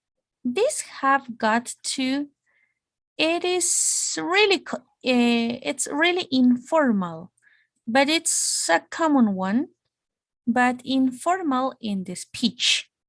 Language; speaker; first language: English; non-native, fluent; Spanish